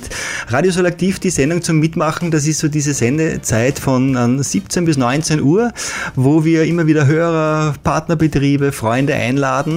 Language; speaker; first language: German; native; German